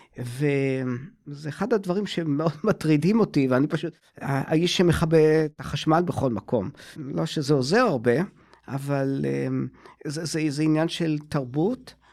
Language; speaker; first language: Hebrew; native; Hebrew